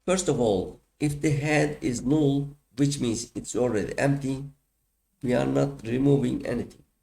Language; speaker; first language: English; non-native, fluent; Turkish